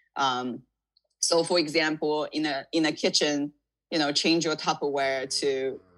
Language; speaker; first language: English; non-native, fluent; Chinese